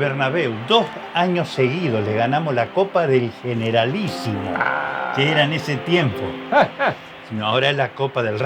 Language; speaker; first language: Spanish; native; Spanish